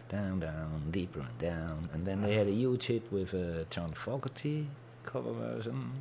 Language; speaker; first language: English; non-native, fluent; German